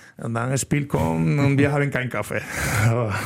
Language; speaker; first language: German; non-native, learner; Spanish